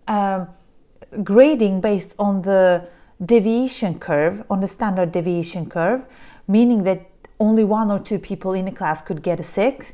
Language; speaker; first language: English; early bilingual, other home language; Polish